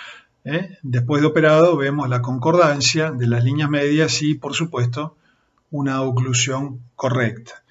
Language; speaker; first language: Spanish; native; Spanish